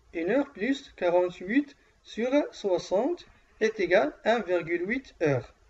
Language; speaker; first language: French; non-native, local second language; Arabic